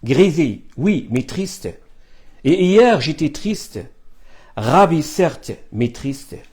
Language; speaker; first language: French; non-native, fluent; Arabic